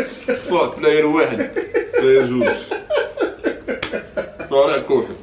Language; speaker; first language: Arabic; native; Arabic